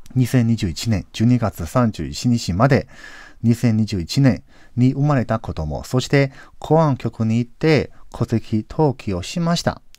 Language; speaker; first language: Japanese; non-native, fluent; Chinese